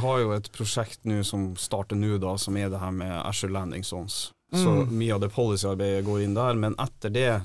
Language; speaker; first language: Norwegian; native; Norwegian